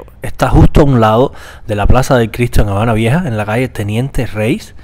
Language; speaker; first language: Spanish; native; Spanish